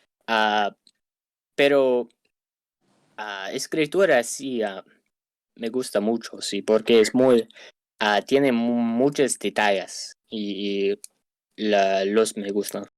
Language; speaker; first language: Spanish; non-native, learner; English